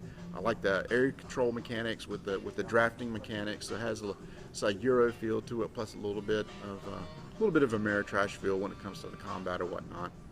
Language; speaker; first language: English; native; English